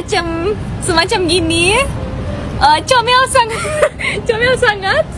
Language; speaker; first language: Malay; non-native, learner; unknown